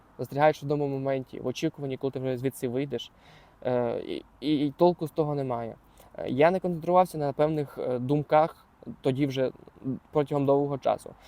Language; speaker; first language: Ukrainian; non-native, local second language; Russian